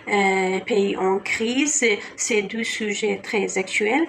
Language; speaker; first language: French; non-native, learner; Kurdish